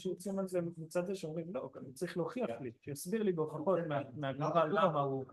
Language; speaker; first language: Hebrew; native; Hebrew